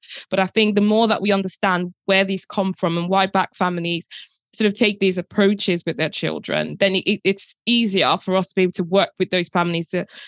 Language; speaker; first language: English; non-native, local second language; Yoruba